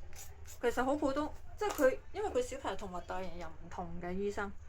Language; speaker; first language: Cantonese; native; Cantonese